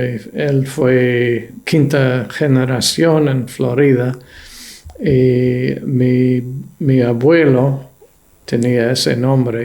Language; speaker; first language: Spanish; non-native, fluent; English